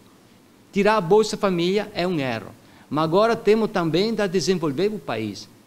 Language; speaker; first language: Portuguese; non-native, fluent; Italian